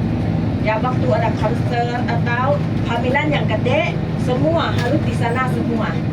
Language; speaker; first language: Indonesian; non-native, learner; Thai